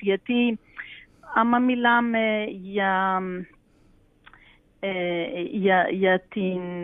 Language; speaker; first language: Greek; early bilingual, heritage; Greek